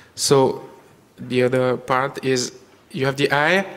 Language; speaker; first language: English; non-native, fluent; French